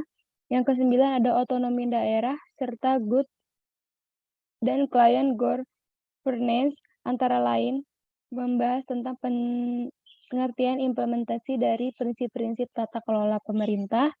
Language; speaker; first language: Indonesian; native; Indonesian